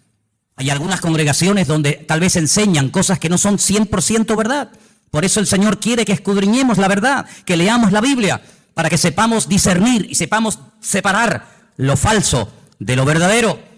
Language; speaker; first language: Spanish; native; Spanish